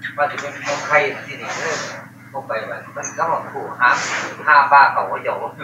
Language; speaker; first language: Thai; native; Thai